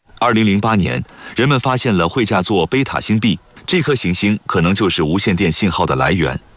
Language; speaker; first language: Chinese; native; Chinese